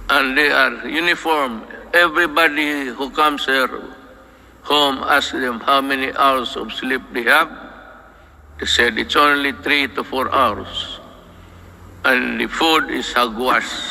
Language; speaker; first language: English; non-native, local second language; Cebuano